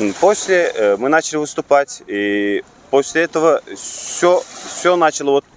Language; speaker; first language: Russian; non-native, local second language; Turkmen